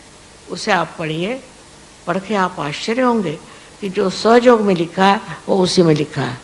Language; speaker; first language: Hindi; non-native, local second language; Marathi